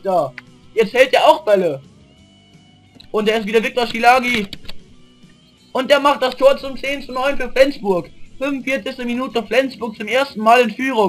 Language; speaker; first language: German; native; German